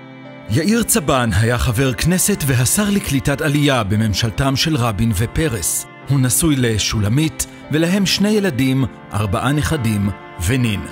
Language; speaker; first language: Hebrew; native; Hebrew